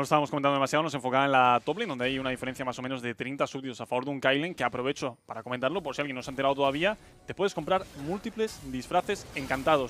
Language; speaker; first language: Spanish; native; Spanish